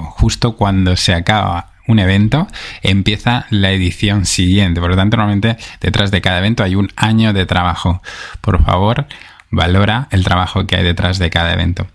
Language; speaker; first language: Spanish; native; Spanish